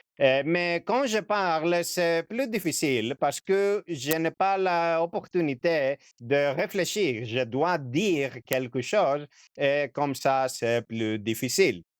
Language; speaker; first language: French; non-native, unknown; Greek